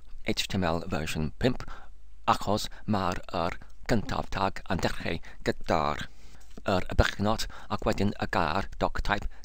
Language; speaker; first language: Welsh; non-native, learner; English